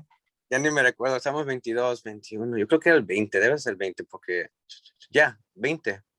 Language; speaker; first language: Spanish; early bilingual, heritage; English